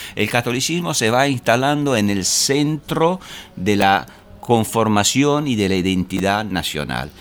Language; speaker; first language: Spanish; non-native, fluent; Italian